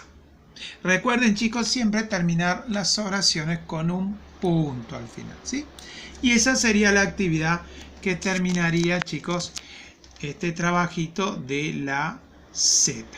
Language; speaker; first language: Spanish; native; Spanish